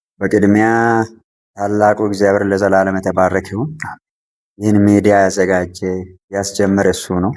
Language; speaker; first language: Amharic; non-native, local second language; Sidamo